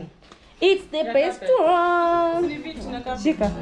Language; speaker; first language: English; non-native, local second language; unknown